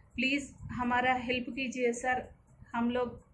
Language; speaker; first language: Hindi; non-native, local second language; Telugu